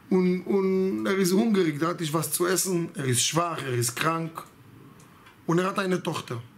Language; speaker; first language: German; non-native, fluent; Hebrew